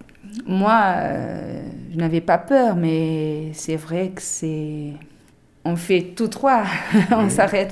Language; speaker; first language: French; non-native, learner; Portuguese